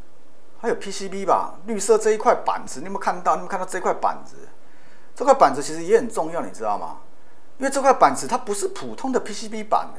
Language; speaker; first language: Chinese; native; Chinese